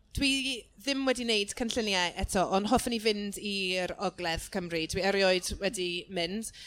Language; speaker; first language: Welsh; non-native, local second language; English